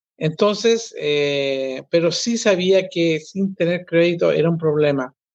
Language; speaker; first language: Spanish; native; Spanish